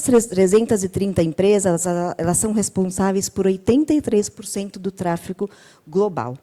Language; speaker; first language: Portuguese; native; Portuguese